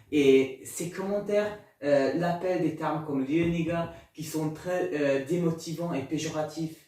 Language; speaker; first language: French; non-native, learner; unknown